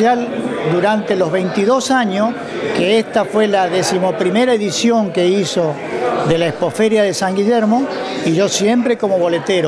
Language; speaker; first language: Spanish; native; Spanish